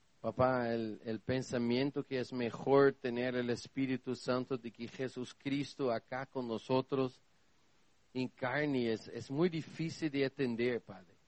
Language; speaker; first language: Spanish; non-native, learner; Portuguese